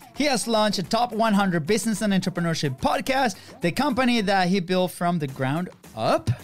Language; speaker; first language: English; non-native, fluent; Spanish